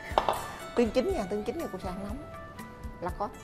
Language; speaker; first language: Vietnamese; native; Vietnamese